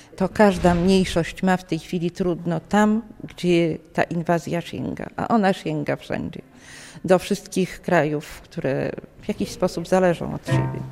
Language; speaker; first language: Polish; native; Polish